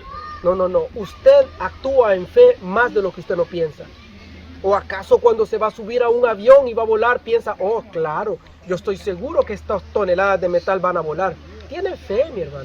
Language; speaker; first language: Spanish; native; Spanish